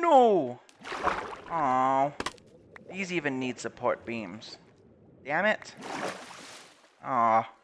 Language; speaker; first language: English; native; English